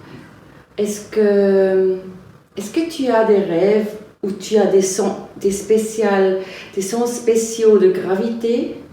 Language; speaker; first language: French; non-native, fluent; German